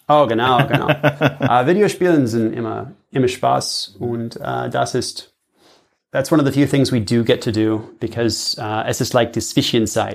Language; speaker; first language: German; non-native, learner; English